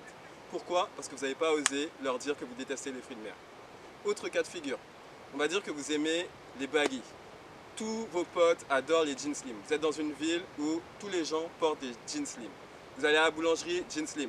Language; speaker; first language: French; native; French